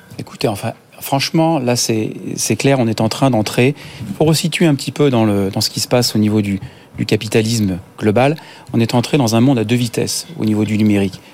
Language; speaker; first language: French; native; French